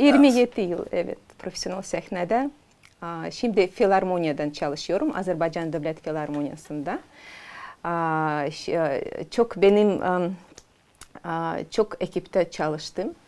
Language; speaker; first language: Turkish; non-native, learner; Azerbaijani